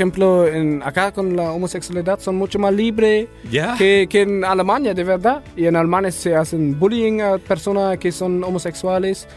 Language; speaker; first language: Spanish; non-native, learner; German